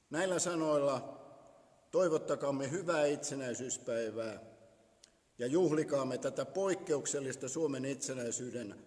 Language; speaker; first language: Finnish; native; Finnish